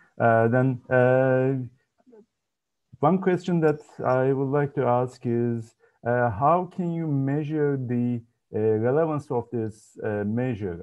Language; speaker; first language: English; non-native, fluent; Turkish